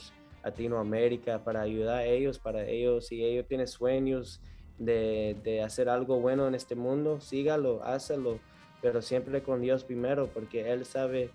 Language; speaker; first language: Spanish; early bilingual, heritage; Spanish